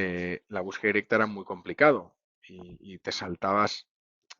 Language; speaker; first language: Spanish; native; Spanish